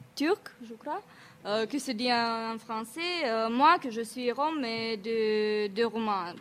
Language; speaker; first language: French; non-native, learner; Romanian